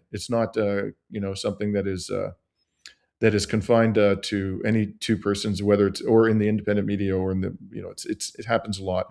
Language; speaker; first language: English; native; English